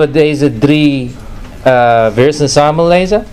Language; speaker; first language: Dutch; non-native, fluent; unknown